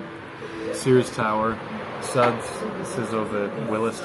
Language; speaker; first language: Croatian; non-native, learner; English